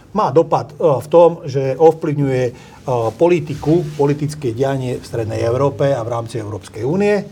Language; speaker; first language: Slovak; non-native, local second language; Hungarian